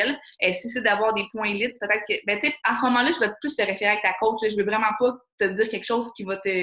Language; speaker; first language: French; native; French